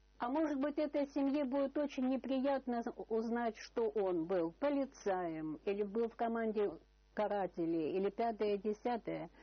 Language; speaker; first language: Russian; native; Russian